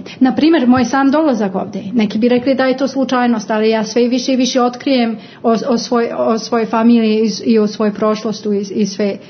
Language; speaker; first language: Croatian; non-native, fluent; English